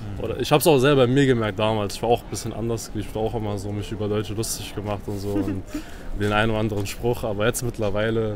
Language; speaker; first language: German; early bilingual, other home language; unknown